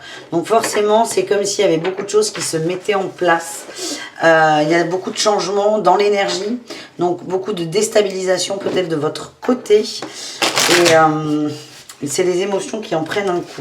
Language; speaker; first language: French; native; French